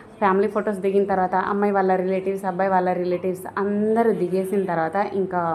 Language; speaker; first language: Telugu; non-native, local second language; Lambadi